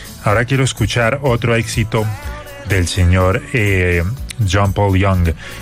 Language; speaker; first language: Spanish; native; Spanish